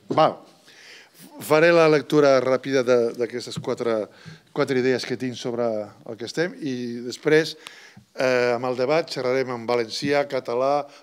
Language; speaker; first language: Catalan; native; Catalan